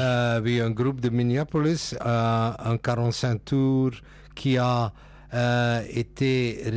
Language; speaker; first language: French; non-native, local second language; Dutch